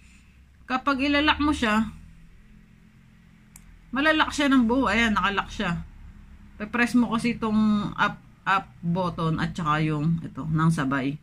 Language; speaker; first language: Filipino; native; Filipino